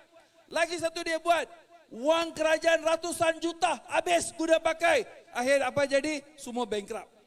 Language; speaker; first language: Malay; non-native, local second language; Tamil